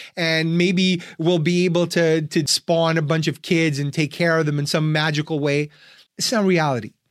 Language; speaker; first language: English; early bilingual, other home language; Russian